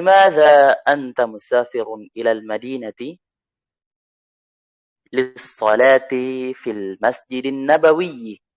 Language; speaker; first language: Arabic; non-native, fluent; Indonesian